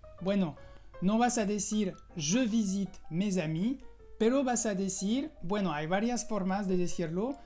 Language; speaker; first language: Spanish; non-native, fluent; French